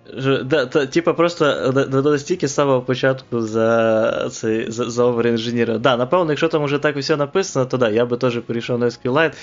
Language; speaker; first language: Ukrainian; non-native, local second language; Russian